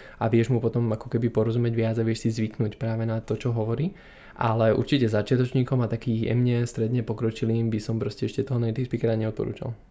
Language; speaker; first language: Slovak; native; Slovak